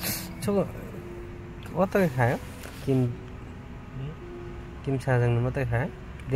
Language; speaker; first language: Korean; non-native, learner; Nepali